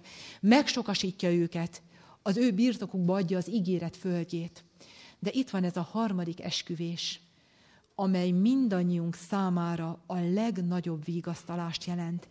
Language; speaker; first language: Hungarian; native; Hungarian